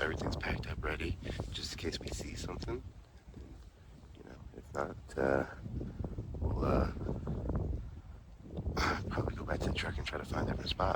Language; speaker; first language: English; native; English